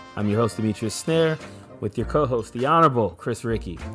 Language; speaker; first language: English; native; English